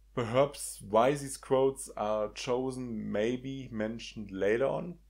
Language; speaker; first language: English; non-native, fluent; German